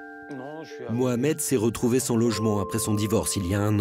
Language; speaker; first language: French; native; French